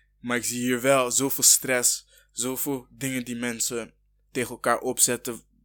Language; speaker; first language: Dutch; early bilingual, other home language; Kinyarwanda